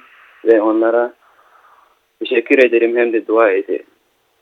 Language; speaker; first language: Turkish; non-native, learner; Rohingya